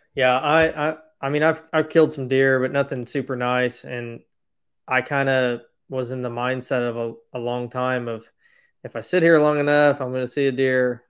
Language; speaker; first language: English; native; English